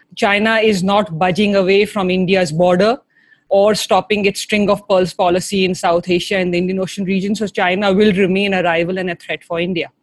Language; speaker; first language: English; non-native, local second language; Hindi